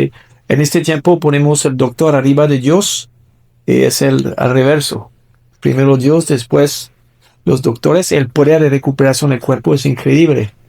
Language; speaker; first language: Spanish; non-native, fluent; French